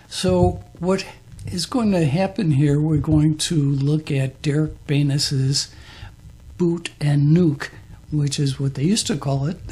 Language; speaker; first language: English; native; English